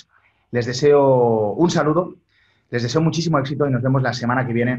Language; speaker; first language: Spanish; native; Spanish